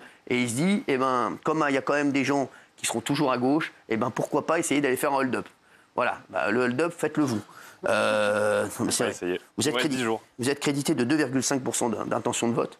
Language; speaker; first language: French; native; French